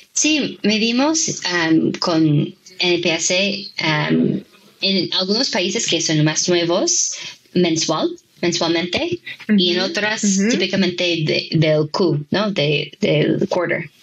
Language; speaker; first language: Spanish; non-native, fluent; English